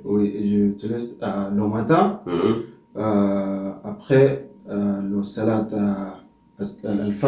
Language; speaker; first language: French; non-native, learner; Arabic